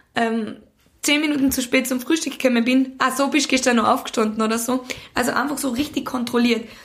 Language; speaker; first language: German; native; German